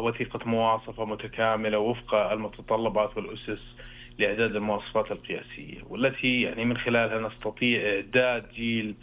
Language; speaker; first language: Arabic; native; Arabic